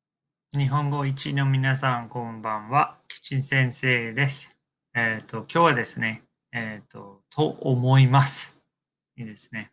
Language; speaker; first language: Japanese; non-native, fluent; English